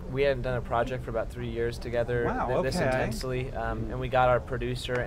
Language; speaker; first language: English; native; English